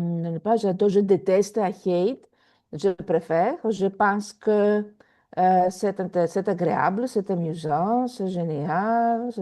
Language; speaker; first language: French; non-native, fluent; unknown